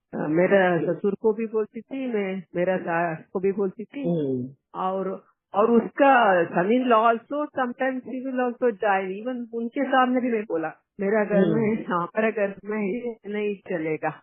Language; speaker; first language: Hindi; non-native, local second language; Kannada